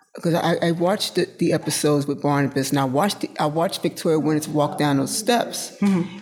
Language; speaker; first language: English; native; English